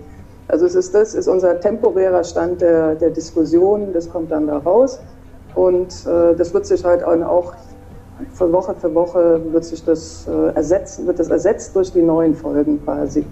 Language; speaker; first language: German; native; German